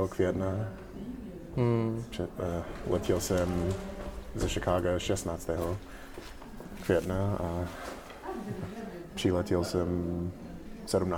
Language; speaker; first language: Czech; non-native, learner; English